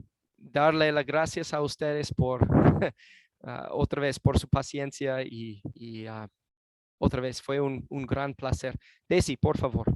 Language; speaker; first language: Spanish; non-native, fluent; English